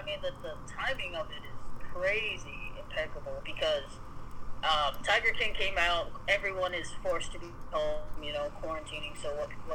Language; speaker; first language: English; native; English